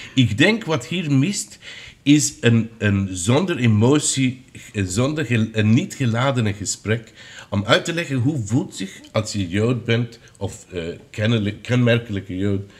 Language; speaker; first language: Dutch; non-native, fluent; English